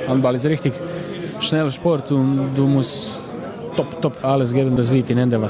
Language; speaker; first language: German; non-native, fluent; Croatian